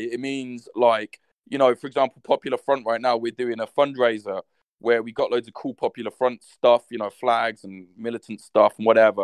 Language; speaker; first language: English; native; English